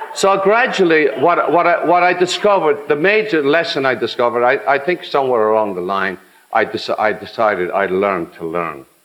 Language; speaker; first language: English; native; English